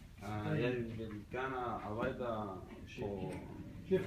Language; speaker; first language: Danish; non-native, learner; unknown